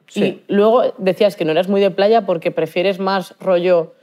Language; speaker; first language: Spanish; native; Spanish